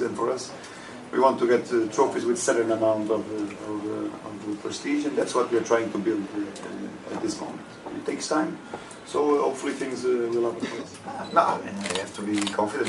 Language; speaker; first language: English; non-native, fluent; Portuguese